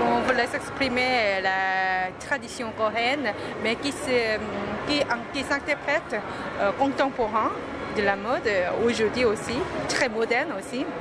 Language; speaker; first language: French; non-native, fluent; Korean